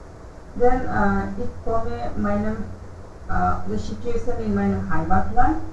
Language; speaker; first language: German; non-native, learner; Hindi